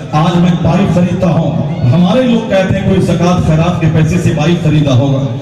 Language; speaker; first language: Urdu; native; Urdu